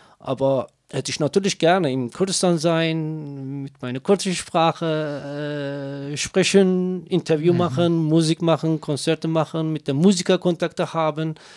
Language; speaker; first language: German; non-native, learner; Kurdish